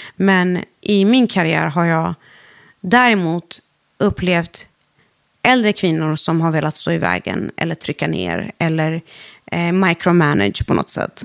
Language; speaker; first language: Swedish; early bilingual, other home language; Arabic